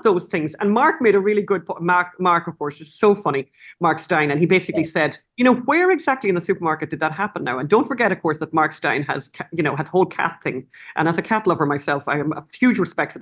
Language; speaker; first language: English; native; English